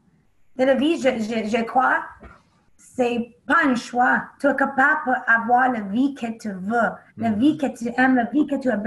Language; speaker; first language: French; non-native, learner; English